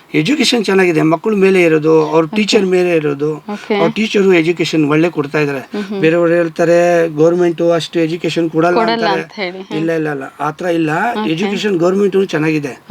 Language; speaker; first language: Kannada; non-native, local second language; Urdu